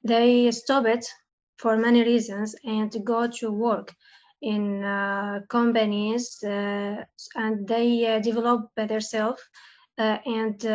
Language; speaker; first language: English; non-native, learner; Arabic